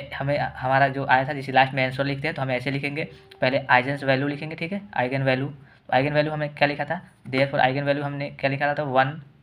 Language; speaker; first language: Hindi; native; Hindi